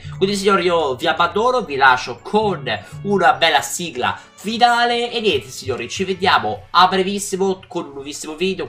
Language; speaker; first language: Italian; native; Italian